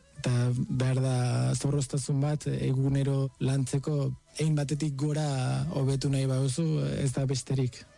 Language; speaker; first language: Basque; non-native, fluent; Spanish